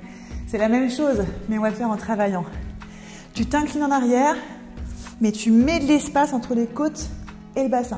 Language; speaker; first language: French; native; French